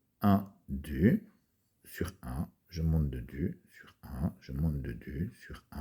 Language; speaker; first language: French; native; French